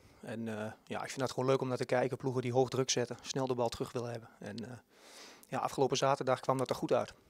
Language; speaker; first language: Dutch; native; Dutch